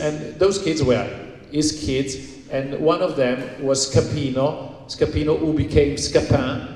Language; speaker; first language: English; non-native, fluent; Italian